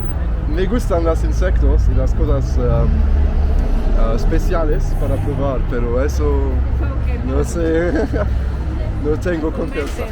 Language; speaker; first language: Spanish; non-native, learner; English